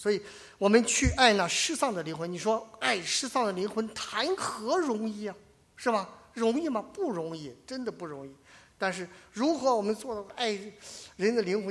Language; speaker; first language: Chinese; native; Chinese